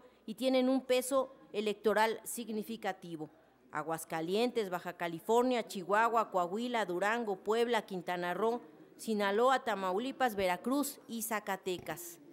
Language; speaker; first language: Spanish; native; Spanish